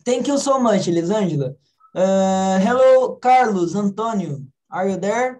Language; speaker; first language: English; non-native, learner; Portuguese